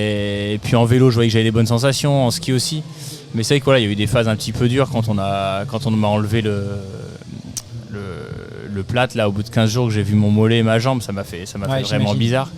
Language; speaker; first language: French; native; French